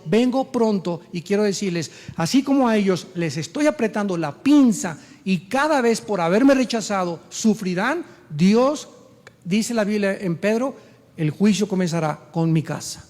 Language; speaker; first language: Spanish; native; Spanish